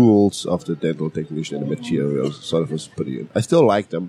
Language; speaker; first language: English; non-native, fluent; German